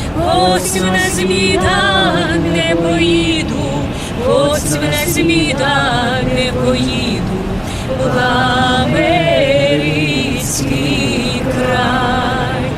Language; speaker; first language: Ukrainian; native; Ukrainian